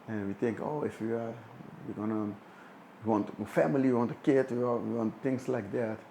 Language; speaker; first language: English; non-native, fluent; Dutch